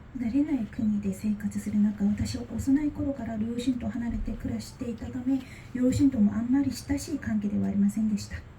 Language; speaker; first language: Japanese; non-native, fluent; Korean